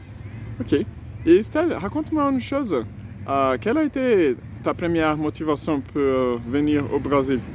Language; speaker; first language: French; non-native, fluent; Portuguese